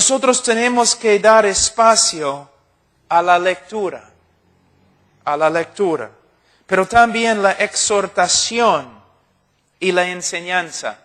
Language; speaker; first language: Spanish; non-native, fluent; English